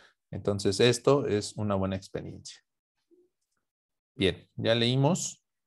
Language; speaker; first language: Spanish; native; Spanish